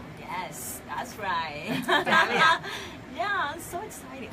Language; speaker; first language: English; non-native, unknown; Spanish